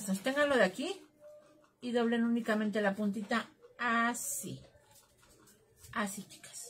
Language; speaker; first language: Spanish; native; Spanish